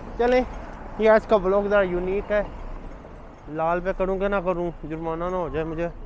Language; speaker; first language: Urdu; non-native, local second language; Punjabi